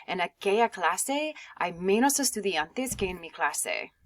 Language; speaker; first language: Spanish; non-native, fluent; English